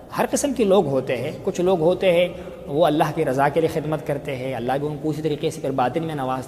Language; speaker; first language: Urdu; non-native, local second language; Pashto